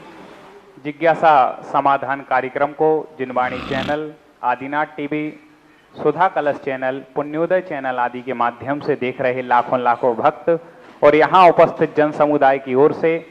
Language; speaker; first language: Hindi; native; Hindi